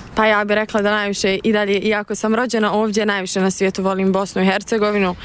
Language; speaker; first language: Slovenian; early bilingual, other home language; Bosnian